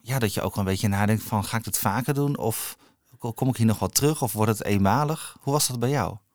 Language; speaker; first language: Dutch; native; Dutch